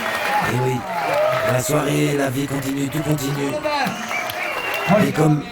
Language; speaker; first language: French; native; French